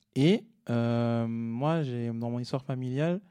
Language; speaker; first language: French; native; French